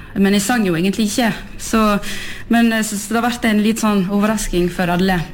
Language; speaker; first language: Norwegian; non-native, fluent; French